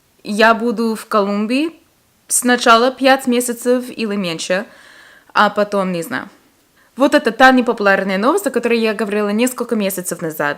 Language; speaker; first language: Russian; non-native, fluent; English